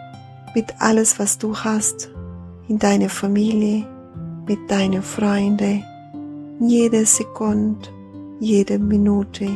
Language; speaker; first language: German; non-native, fluent; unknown